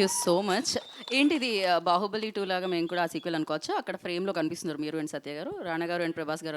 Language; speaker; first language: Telugu; native; Telugu